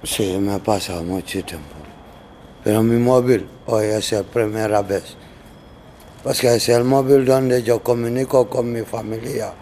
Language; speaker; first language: Spanish; non-native, learner; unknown